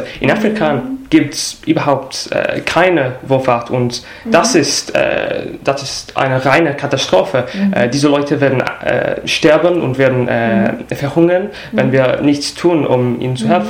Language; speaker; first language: German; non-native, fluent; English